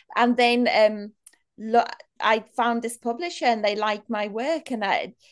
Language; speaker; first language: English; non-native, local second language; Afrikaans